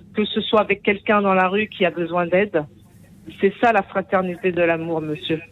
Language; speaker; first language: French; native; French